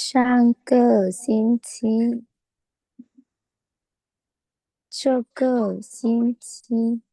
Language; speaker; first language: Chinese; non-native, learner; Lao